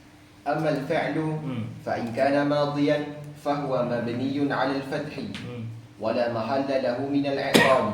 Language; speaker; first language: Arabic; non-native, learner; Malay